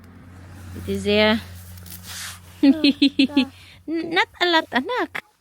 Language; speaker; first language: German; non-native, learner; Filipino